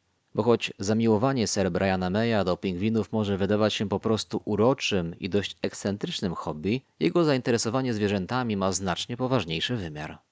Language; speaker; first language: Polish; native; Polish